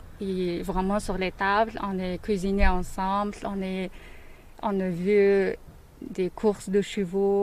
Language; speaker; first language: French; non-native, learner; Mongolian